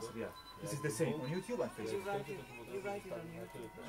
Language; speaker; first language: English; non-native, learner; Arabic